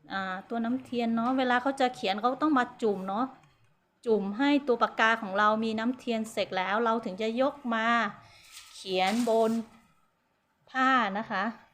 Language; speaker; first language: Thai; non-native, local second language; Hmong